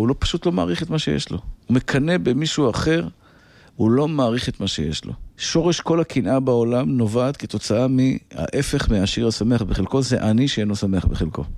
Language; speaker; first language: Hebrew; native; Hebrew